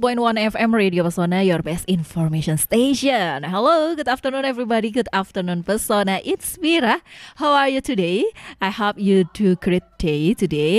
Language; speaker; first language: English; non-native, learner; Indonesian